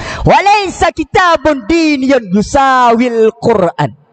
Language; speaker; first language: Arabic; non-native, learner; Achinese